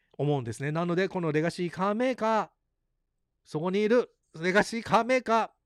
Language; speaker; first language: Japanese; early bilingual, heritage; Japanese